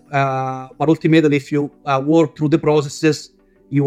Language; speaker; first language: English; non-native, fluent; Italian